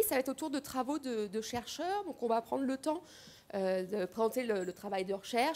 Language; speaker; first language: French; native; French